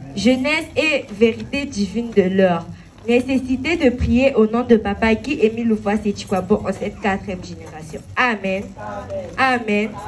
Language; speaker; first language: French; non-native, local second language; Lingala